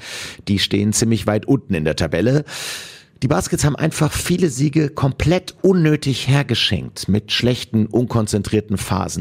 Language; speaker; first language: German; native; German